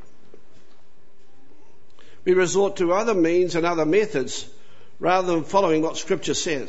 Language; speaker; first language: English; native; English